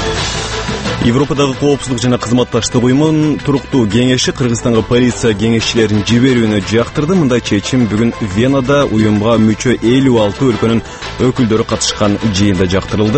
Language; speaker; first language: Kyrgyz; native; Kyrgyz